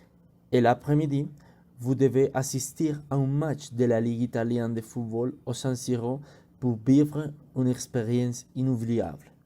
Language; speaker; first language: French; non-native, learner; Spanish